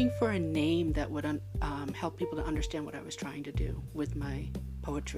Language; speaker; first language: English; native; English